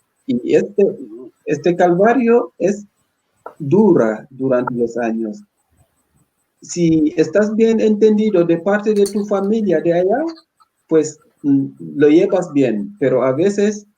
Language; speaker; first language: Spanish; non-native, fluent; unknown